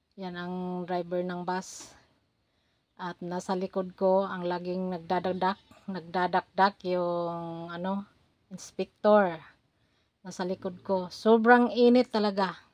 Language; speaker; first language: Filipino; non-native, local second language; Cebuano